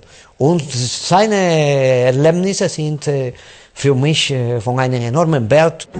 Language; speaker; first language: German; non-native, fluent; Spanish